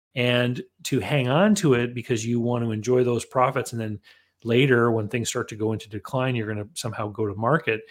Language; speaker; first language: English; native; English